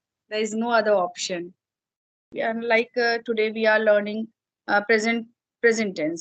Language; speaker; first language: English; non-native, fluent; Hindi